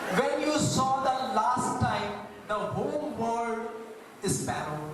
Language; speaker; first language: English; non-native, local second language; Hindi